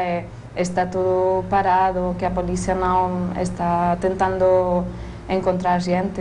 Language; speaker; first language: Portuguese; non-native, fluent; Spanish